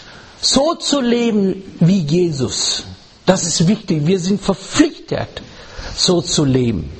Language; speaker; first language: German; non-native, fluent; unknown